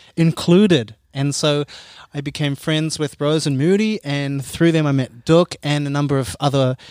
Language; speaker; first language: English; native; English